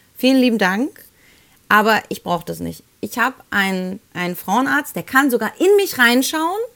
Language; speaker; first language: German; early bilingual, other home language; Spanish